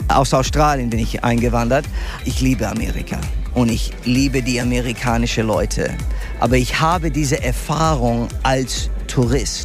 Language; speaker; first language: German; non-native, learner; English